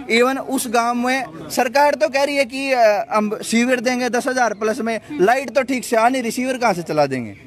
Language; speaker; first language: Hindi; native; Hindi